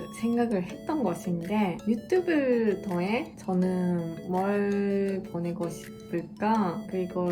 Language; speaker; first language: Korean; non-native, fluent; Japanese